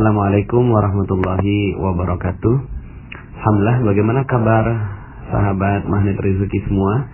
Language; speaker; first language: Indonesian; native; Indonesian